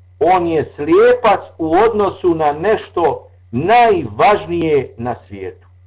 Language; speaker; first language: Bosnian; native; Bosnian